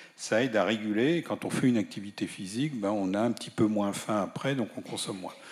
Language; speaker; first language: French; native; French